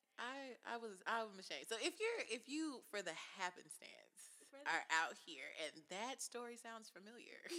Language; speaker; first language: English; native; English